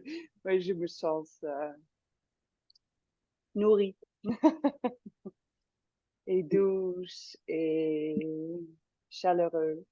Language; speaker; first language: French; non-native, fluent; Dutch